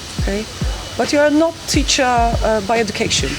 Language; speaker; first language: English; non-native, learner; Polish